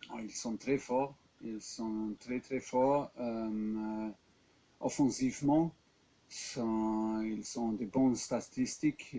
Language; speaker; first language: French; non-native, fluent; German